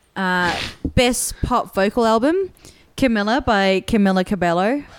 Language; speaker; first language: English; native; English